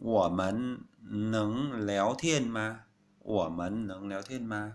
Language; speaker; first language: Chinese; non-native, fluent; Vietnamese